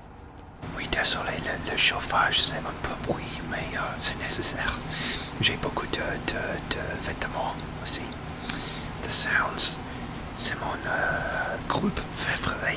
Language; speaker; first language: French; non-native, learner; English